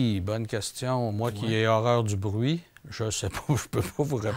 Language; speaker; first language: French; native; French